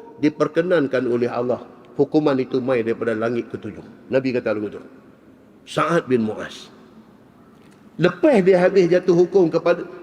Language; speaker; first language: Malay; native; Malay